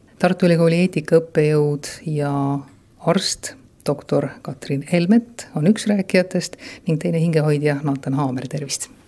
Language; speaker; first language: Estonian; native; Estonian